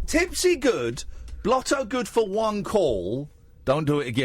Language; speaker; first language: English; native; English